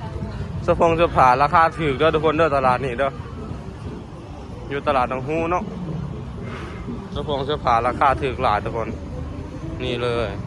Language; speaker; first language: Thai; non-native, local second language; Northeastern Thai